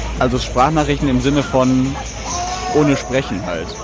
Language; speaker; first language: German; native; German